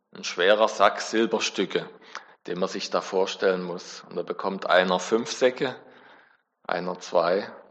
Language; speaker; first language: German; native; German